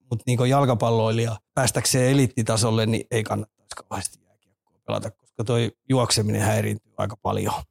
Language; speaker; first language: Finnish; native; Finnish